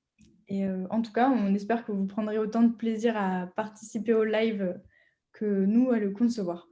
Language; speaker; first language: French; native; French